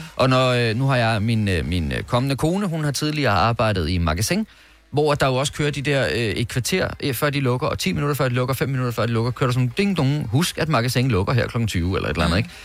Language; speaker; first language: Danish; native; Danish